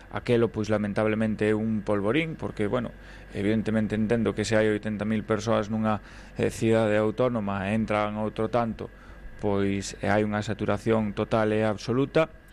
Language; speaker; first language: Galician; native; Galician